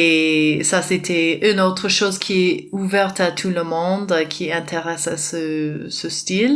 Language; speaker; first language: French; non-native, fluent; English